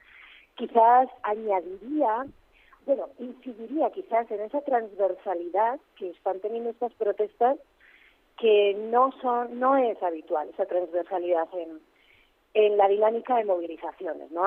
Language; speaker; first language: Spanish; native; Spanish